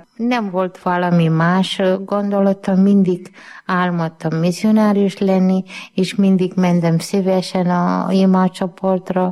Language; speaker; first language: Hungarian; non-native, learner; Malayalam